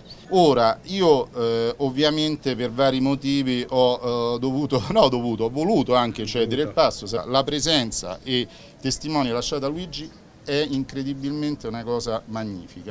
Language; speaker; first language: Italian; native; Italian